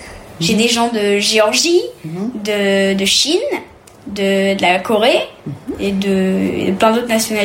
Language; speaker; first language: French; early bilingual, heritage; French